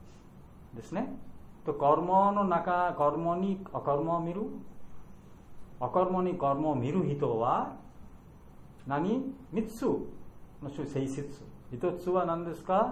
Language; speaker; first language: Japanese; non-native, learner; Bangla